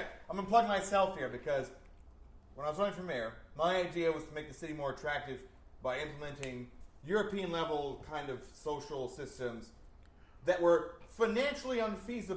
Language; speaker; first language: English; native; English